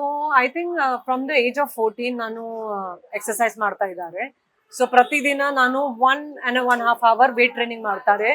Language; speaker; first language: Kannada; non-native, learner; Hindi